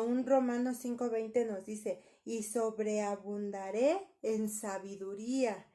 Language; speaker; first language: Spanish; native; Spanish